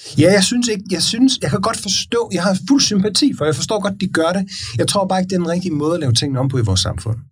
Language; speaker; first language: Danish; native; Danish